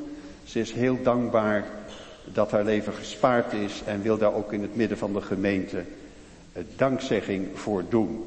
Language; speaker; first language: Dutch; native; Dutch